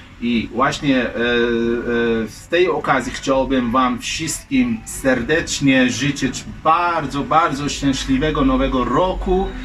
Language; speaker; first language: Polish; non-native, learner; Persian